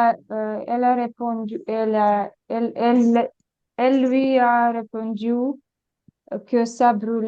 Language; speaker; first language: French; non-native, learner; Ukrainian